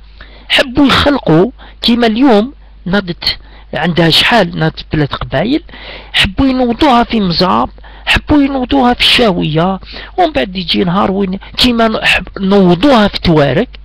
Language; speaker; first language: Arabic; native; Arabic